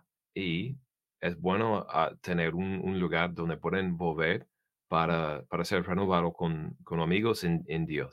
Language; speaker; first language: Spanish; non-native, fluent; English